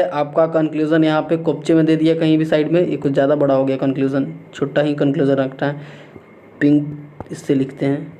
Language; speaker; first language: Hindi; native; Hindi